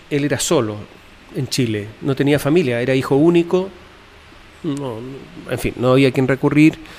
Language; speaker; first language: Spanish; native; Spanish